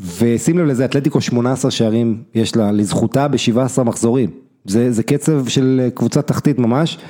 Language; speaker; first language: Hebrew; native; Hebrew